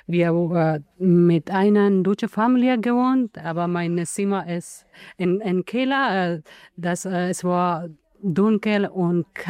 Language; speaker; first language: German; non-native, learner; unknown